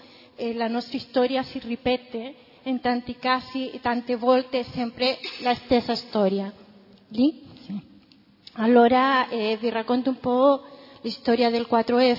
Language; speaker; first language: Italian; non-native, fluent; Spanish